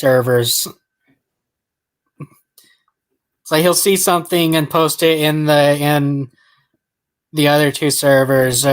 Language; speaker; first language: English; native; English